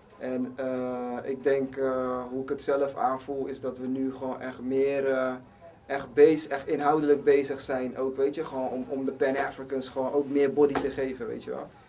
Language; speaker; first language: Dutch; native; Dutch